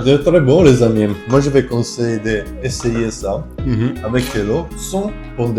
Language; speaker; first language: French; non-native, fluent; Italian